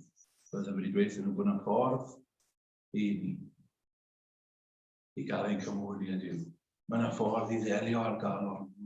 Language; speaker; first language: Welsh; native; Welsh